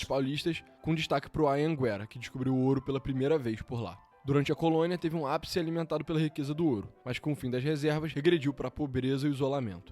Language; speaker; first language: Portuguese; native; Portuguese